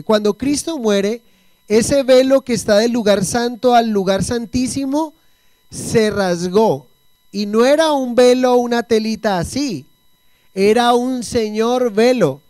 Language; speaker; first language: Spanish; native; Spanish